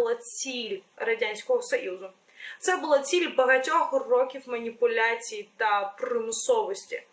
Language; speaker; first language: Ukrainian; non-native, local second language; Russian